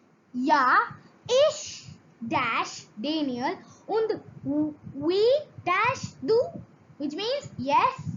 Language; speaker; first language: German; non-native, learner; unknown